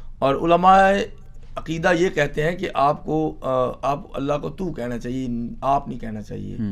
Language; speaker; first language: Urdu; native; Urdu